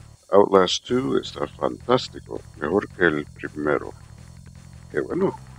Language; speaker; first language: Spanish; non-native, fluent; English